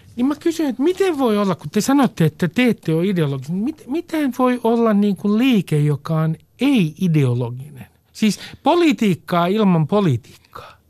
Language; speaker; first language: Finnish; native; Finnish